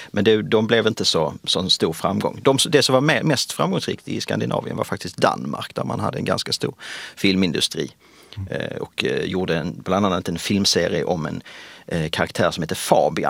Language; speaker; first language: Swedish; native; Swedish